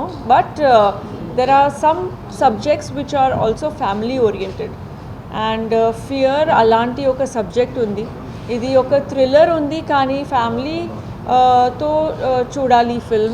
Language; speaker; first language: Telugu; non-native, learner; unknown